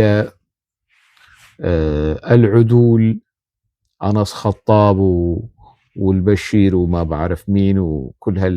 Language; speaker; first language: Arabic; non-native, local second language; Kurdish